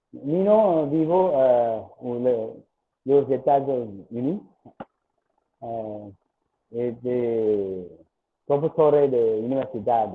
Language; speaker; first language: Spanish; non-native, learner; Tamil